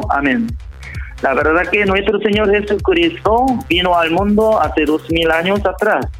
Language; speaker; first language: Spanish; non-native, learner; Korean